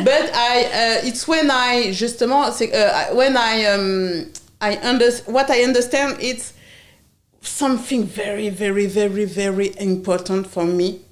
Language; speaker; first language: English; non-native, learner; French